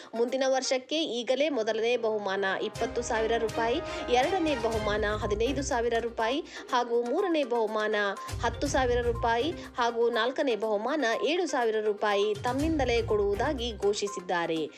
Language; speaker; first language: Kannada; native; Kannada